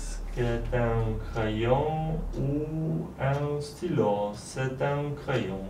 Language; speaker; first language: French; non-native, learner; Polish